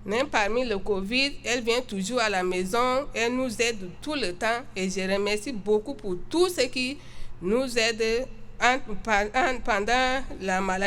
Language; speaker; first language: French; non-native, local second language; Sango